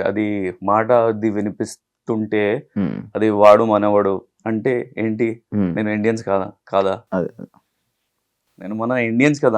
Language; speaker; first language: Telugu; non-native, learner; Hindi